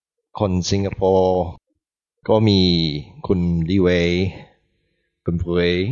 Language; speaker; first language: Thai; non-native, learner; English